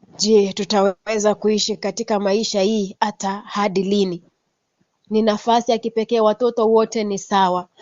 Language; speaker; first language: Swahili; non-native, local second language; Kalenjin